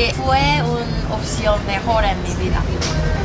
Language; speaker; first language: Spanish; non-native, learner; Korean